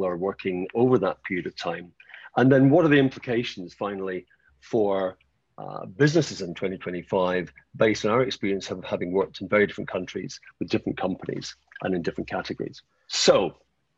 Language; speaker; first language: English; native; English